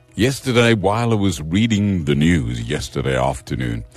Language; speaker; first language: English; non-native, local second language; Afrikaans